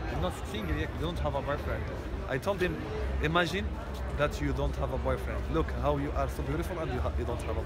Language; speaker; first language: English; non-native, learner; Arabic